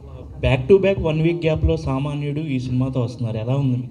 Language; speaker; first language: Telugu; native; Telugu